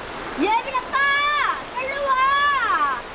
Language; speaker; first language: Korean; non-native, learner; Vietnamese